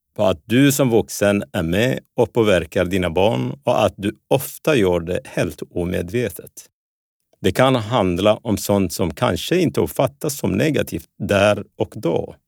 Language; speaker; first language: Swedish; early bilingual, other home language; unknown